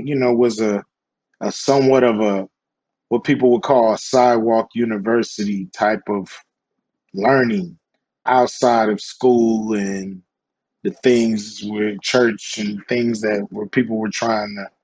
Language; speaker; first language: English; native; English